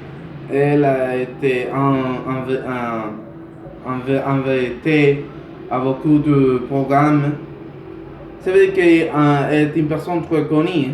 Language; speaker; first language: French; non-native, learner; Spanish